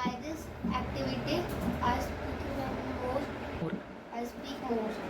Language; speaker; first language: English; non-native, learner; Hindi